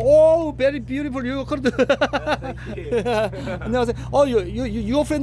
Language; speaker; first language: English; non-native, learner; Korean